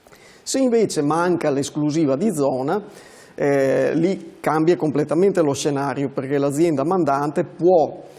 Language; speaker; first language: Italian; native; Italian